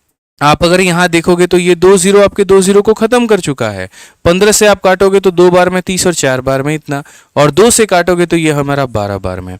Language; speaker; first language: Hindi; native; Hindi